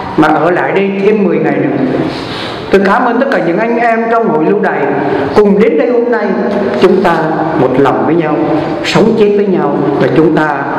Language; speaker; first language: Vietnamese; native; Vietnamese